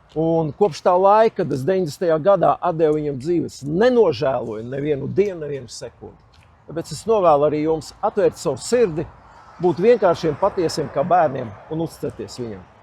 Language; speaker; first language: Latvian; native; Latvian